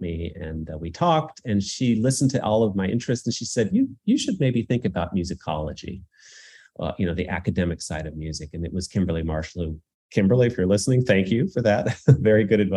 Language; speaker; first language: English; native; English